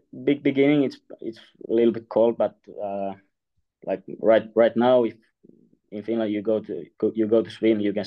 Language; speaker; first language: English; non-native, fluent; Finnish